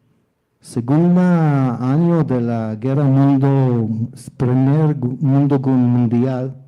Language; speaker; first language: Spanish; non-native, learner; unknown